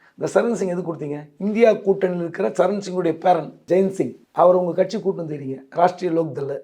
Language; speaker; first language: Tamil; native; Tamil